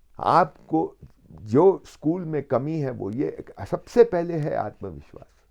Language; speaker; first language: Hindi; native; Hindi